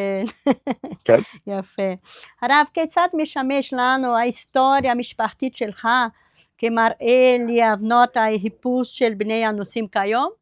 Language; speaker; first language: Hebrew; non-native, fluent; Portuguese